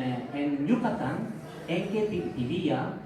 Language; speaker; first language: Spanish; non-native, fluent; Korean